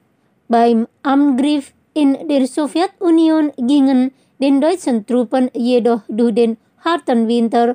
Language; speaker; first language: German; non-native, fluent; Indonesian